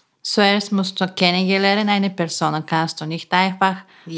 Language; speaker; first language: German; non-native, learner; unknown